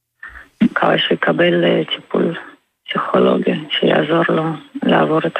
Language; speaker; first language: Hebrew; non-native, fluent; Russian